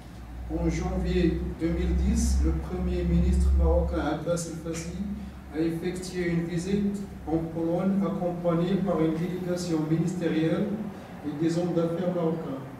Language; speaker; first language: French; non-native, local second language; Arabic